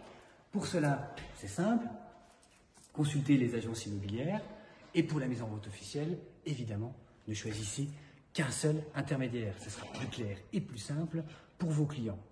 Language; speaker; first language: French; native; French